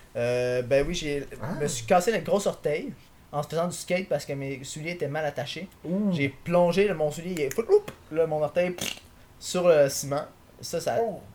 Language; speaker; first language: French; native; French